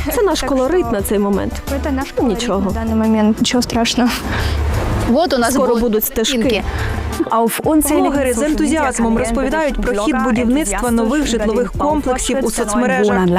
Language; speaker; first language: Ukrainian; native; Ukrainian